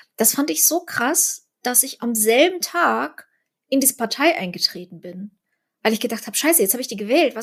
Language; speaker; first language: German; early bilingual, other home language; Russian